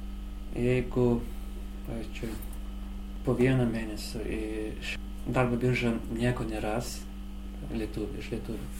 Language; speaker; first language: Lithuanian; non-native, learner; Azerbaijani